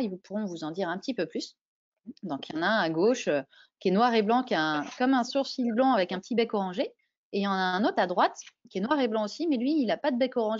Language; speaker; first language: French; native; French